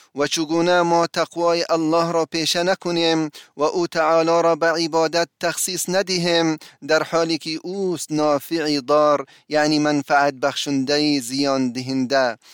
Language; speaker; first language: Persian; native; Persian